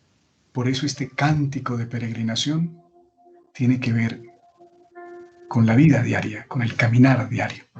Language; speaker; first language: Spanish; native; Spanish